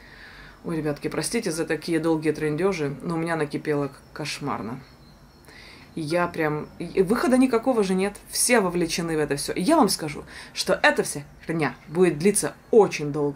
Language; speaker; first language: Russian; native; Russian